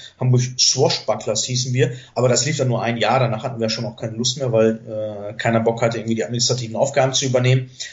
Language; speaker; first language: German; early bilingual, other home language; Greek